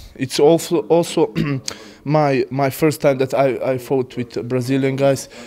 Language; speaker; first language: English; non-native, learner; Bosnian